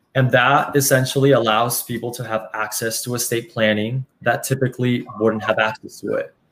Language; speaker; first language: English; early bilingual, other home language; Spanish